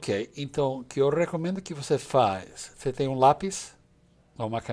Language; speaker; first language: Portuguese; non-native, fluent; English